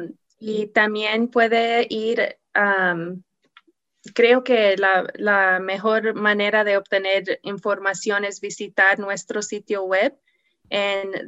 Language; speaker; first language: Spanish; non-native, learner; English